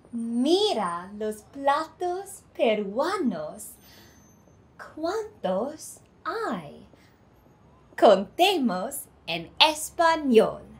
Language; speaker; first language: Spanish; non-native, fluent; English